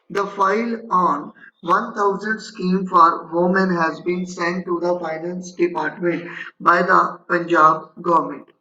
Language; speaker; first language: English; non-native, local second language; Punjabi